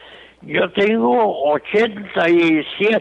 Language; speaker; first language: Spanish; non-native, local second language; Galician